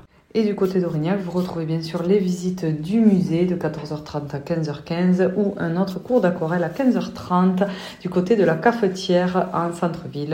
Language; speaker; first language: French; native; French